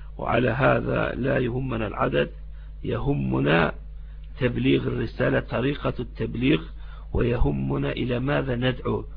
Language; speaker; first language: Arabic; non-native, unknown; Turkish